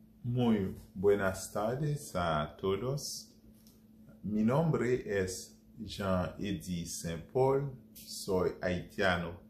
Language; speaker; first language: Spanish; non-native, fluent; Haitian Creole